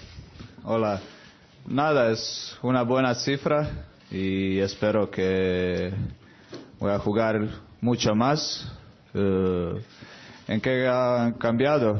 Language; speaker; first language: Spanish; non-native, fluent; Croatian